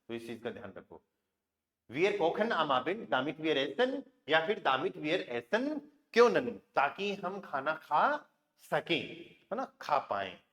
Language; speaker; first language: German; non-native, fluent; Hindi